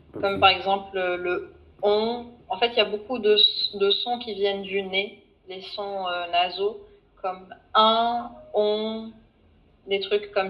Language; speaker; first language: French; non-native, fluent; Arabic